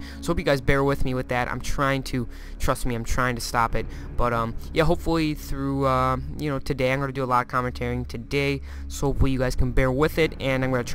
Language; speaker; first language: English; native; English